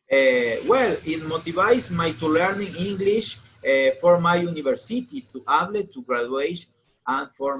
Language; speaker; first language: English; non-native, learner; Spanish